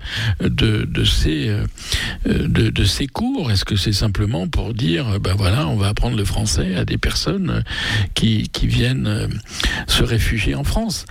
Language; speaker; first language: French; native; French